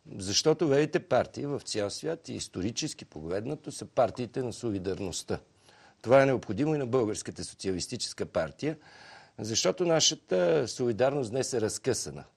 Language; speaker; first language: Bulgarian; native; Bulgarian